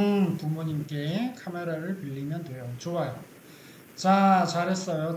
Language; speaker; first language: Korean; native; Korean